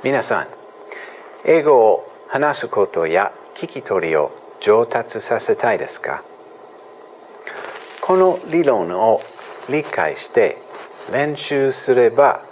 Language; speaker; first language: Japanese; non-native, fluent; English